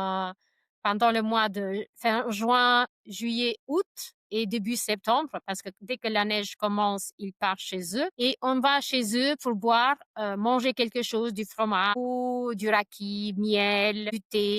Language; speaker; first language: French; non-native, fluent; Albanian